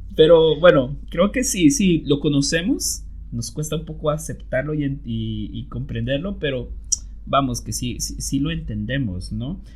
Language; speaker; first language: Spanish; native; Spanish